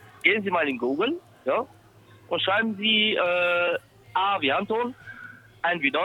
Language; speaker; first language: German; non-native, fluent; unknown